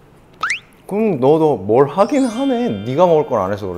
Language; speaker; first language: Korean; native; Korean